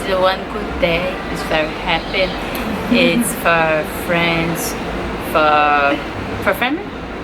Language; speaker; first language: English; non-native, learner; Portuguese